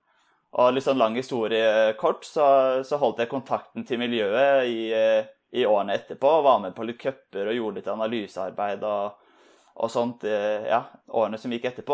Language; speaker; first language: Norwegian; native; Norwegian